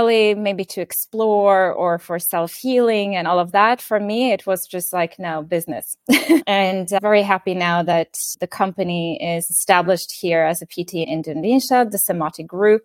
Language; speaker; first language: English; non-native, fluent; Norwegian